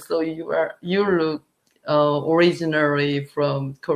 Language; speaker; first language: English; non-native, learner; Korean